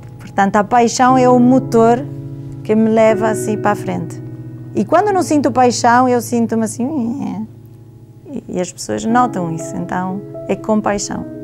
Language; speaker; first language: Portuguese; non-native, fluent; Italian